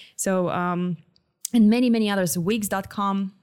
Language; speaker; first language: English; non-native, fluent; Hebrew